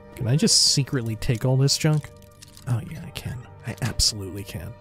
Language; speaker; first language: English; native; English